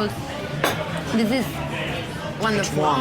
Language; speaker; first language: English; non-native, learner; Spanish